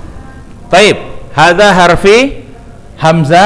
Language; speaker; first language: Arabic; non-native, fluent; Indonesian